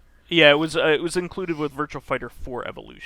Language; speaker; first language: English; native; English